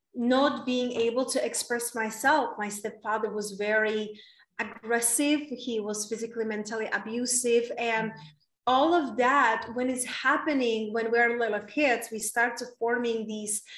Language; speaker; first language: English; non-native, fluent; Czech